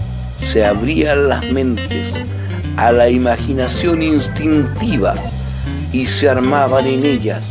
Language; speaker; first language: Spanish; native; Spanish